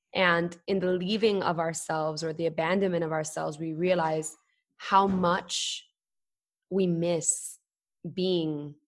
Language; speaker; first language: English; native; English